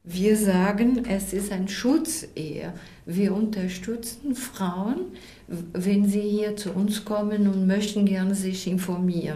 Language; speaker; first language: German; non-native, learner; Portuguese